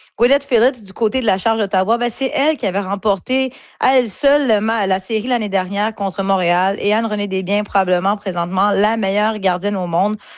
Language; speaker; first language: French; native; French